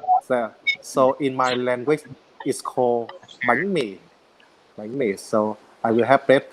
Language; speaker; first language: English; non-native, learner; Vietnamese